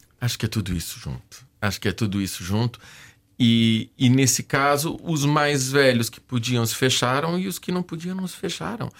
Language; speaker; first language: Portuguese; native; Portuguese